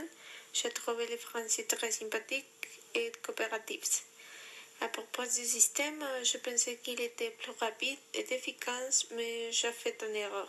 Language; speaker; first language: French; non-native, learner; Spanish